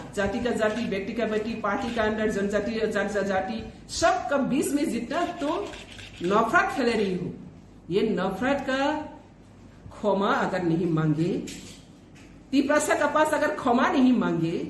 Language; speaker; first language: Hindi; non-native, local second language; Bangla